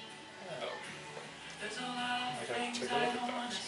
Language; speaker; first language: English; native; English